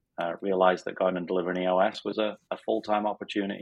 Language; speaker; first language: English; native; English